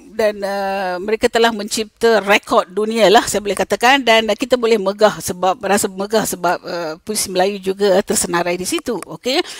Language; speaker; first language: Malay; non-native, local second language; Tamil